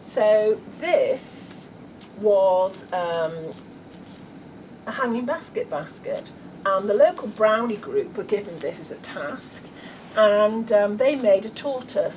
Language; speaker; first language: English; native; English